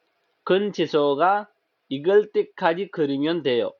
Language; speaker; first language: Korean; non-native, fluent; Sinhala